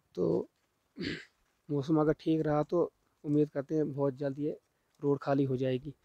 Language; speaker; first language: Hindi; native; Hindi